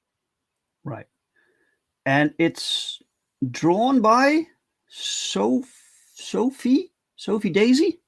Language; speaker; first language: English; non-native, fluent; Dutch